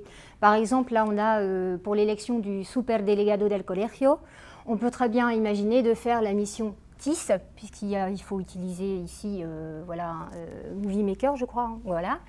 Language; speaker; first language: French; native; French